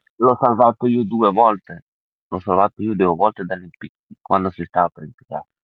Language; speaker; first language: Italian; early bilingual, other home language; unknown